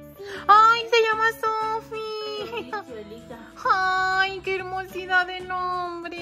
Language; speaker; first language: Spanish; native; Spanish